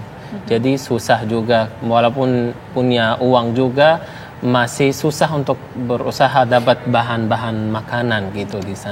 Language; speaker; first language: Indonesian; non-native, fluent; Arabic